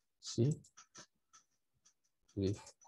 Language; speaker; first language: English; non-native, local second language; Malay